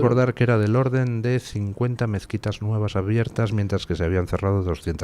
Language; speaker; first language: Spanish; native; Spanish